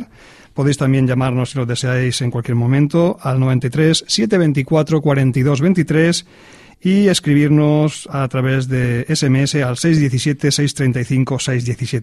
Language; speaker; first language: Spanish; native; Spanish